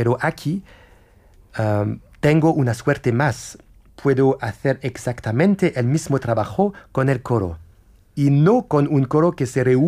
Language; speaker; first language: Spanish; non-native, fluent; French